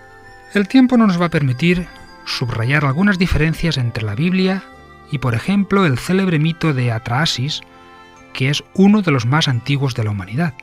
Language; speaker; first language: Spanish; native; Spanish